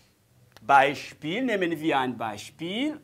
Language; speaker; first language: German; non-native, learner; French